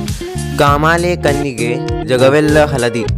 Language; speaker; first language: Kannada; native; Kannada